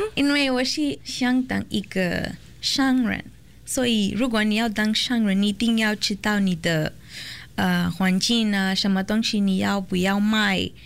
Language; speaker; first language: Chinese; non-native, learner; Portuguese